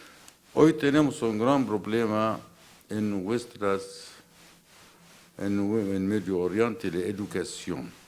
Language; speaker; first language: Spanish; non-native, fluent; Arabic